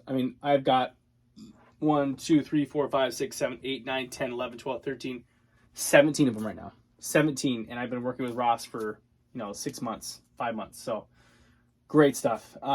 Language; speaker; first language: English; native; English